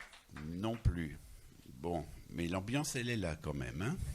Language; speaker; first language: French; native; French